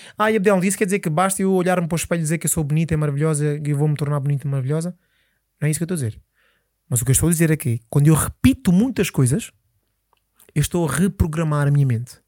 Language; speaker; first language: Portuguese; early bilingual, other home language; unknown